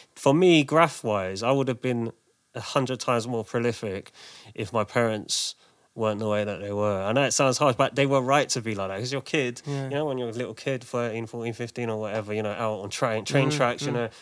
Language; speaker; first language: English; native; English